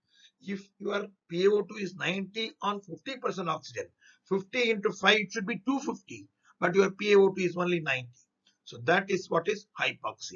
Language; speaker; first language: English; non-native, local second language; Tamil